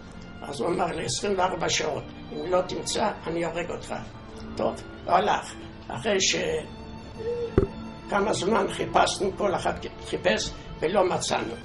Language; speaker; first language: Hebrew; non-native, fluent; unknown